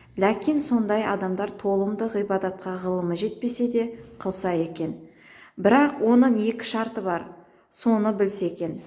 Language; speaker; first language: Kazakh; non-native, local second language; Uyghur